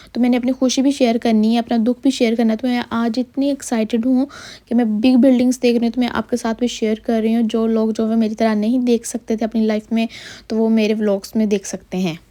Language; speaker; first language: Urdu; non-native, local second language; Punjabi